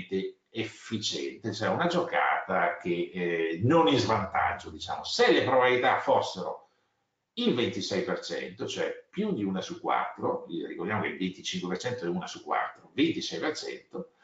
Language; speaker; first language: Italian; native; Italian